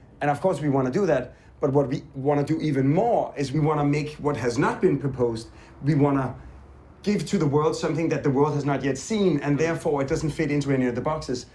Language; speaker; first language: English; non-native, fluent; Danish